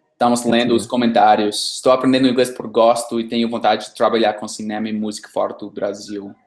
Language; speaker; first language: Portuguese; non-native, fluent; English